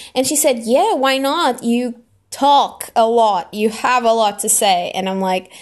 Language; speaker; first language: English; non-native, fluent; Portuguese